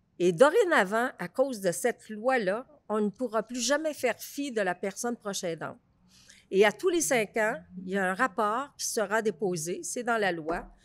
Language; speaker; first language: French; native; French